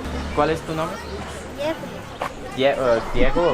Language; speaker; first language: Spanish; non-native, learner; English